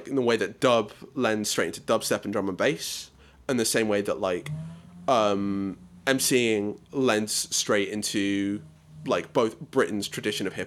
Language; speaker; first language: English; native; English